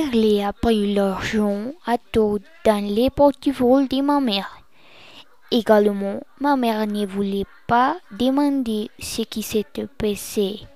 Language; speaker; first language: French; non-native, learner; Spanish